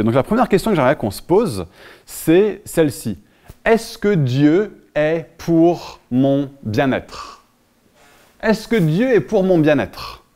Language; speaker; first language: French; native; French